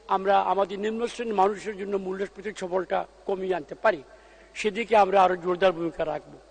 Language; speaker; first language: Bangla; native; Bangla